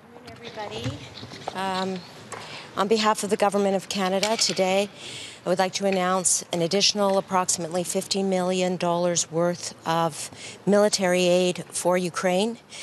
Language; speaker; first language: English; native; English